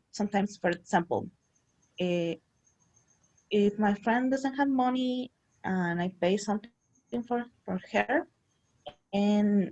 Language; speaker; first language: English; non-native, learner; Spanish